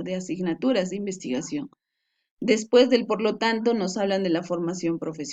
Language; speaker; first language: Spanish; native; Spanish